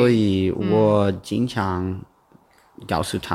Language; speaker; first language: Chinese; non-native, learner; English